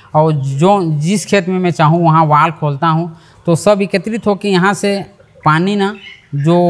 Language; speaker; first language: Hindi; native; Hindi